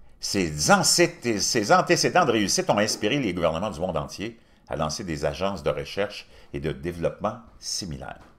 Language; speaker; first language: French; native; French